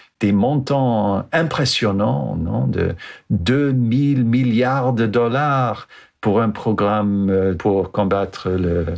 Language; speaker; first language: French; non-native, fluent; English